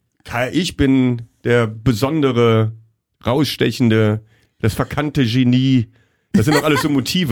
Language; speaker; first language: German; native; German